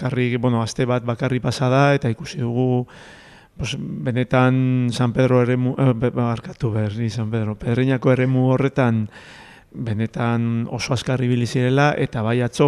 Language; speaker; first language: Basque; native; Basque